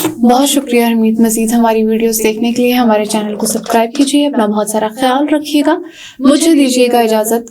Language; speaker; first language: Urdu; native; Urdu